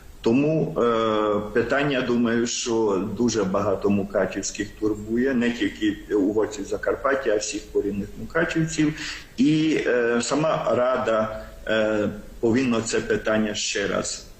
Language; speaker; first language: Ukrainian; non-native, local second language; Hungarian